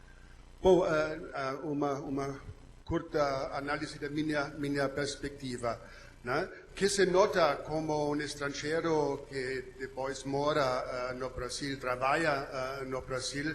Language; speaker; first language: Portuguese; non-native, learner; German